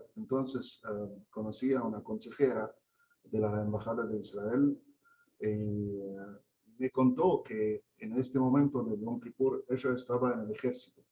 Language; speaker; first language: Spanish; non-native, fluent; Arabic